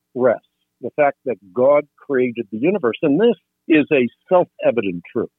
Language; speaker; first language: English; non-native, fluent; Dutch